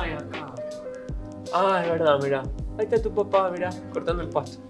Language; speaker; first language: Spanish; native; Spanish